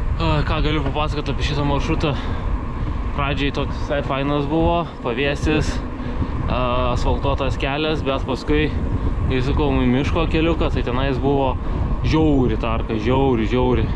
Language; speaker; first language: Lithuanian; native; Lithuanian